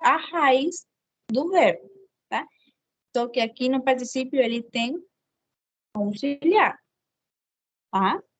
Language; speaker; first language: Portuguese; non-native, fluent; Spanish